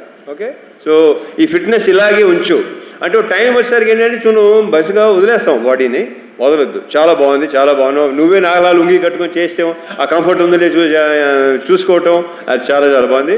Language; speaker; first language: Telugu; native; Telugu